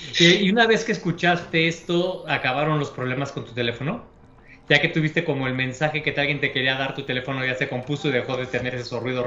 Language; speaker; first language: Spanish; native; Spanish